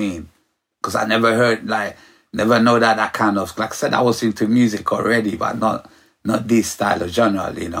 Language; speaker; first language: English; early bilingual, other home language; Ga